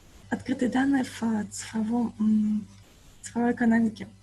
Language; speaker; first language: Russian; native; Russian